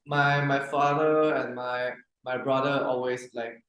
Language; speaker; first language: English; non-native, learner; Thai